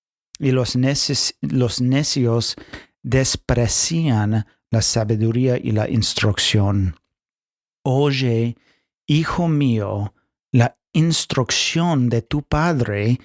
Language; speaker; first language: Spanish; non-native, fluent; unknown